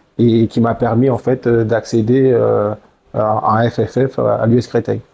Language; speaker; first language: French; early bilingual, other home language; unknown